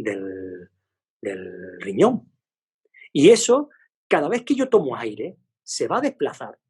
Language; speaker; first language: Spanish; native; Spanish